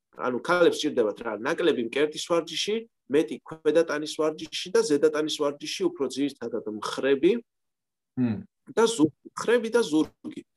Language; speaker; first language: Georgian; native; Georgian